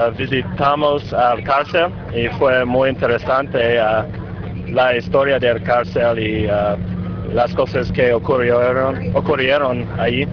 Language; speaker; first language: Spanish; non-native, learner; English